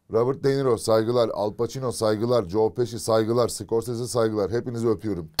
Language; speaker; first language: Turkish; native; Turkish